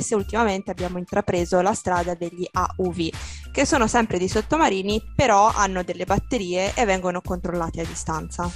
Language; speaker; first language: Italian; native; Italian